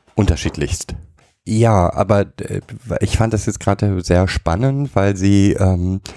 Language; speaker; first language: German; native; German